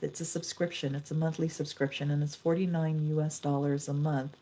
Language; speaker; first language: English; native; English